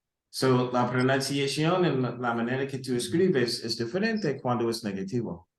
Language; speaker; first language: Spanish; non-native, learner; English